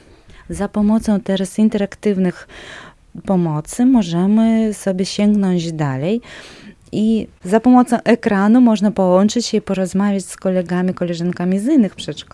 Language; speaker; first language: Polish; non-native, local second language; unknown